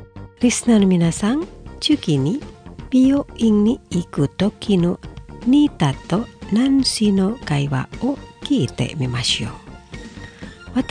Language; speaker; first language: Japanese; non-native, fluent; Indonesian